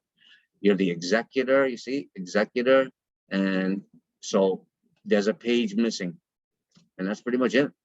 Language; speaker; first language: English; native; English